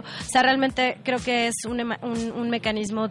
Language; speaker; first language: Spanish; native; Spanish